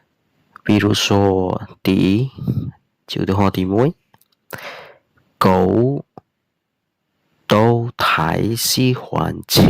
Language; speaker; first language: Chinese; non-native, fluent; Khmer